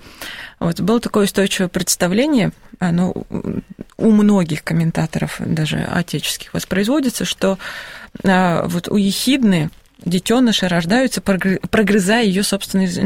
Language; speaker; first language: Russian; native; Russian